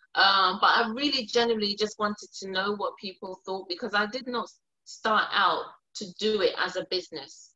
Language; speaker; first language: English; early bilingual, other home language; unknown